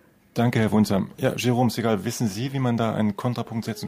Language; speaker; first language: German; native; German